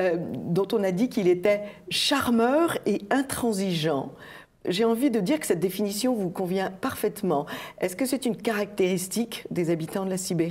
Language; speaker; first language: French; native; French